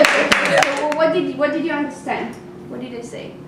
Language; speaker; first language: English; non-native, fluent; Italian